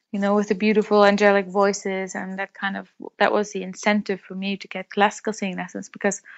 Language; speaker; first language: English; non-native, fluent; Dutch